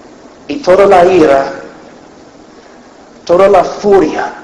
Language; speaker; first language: Spanish; non-native, fluent; English